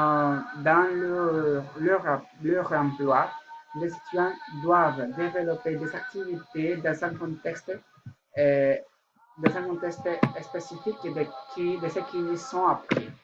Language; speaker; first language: French; non-native, learner; Spanish